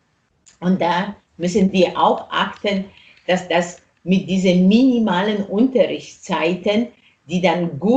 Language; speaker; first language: German; non-native, fluent; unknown